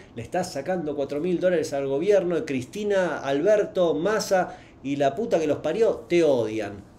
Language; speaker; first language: Spanish; native; Spanish